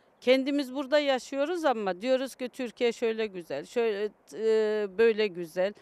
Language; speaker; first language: Turkish; early bilingual, other home language; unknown